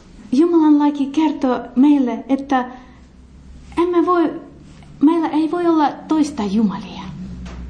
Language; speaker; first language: Finnish; non-native, learner; Russian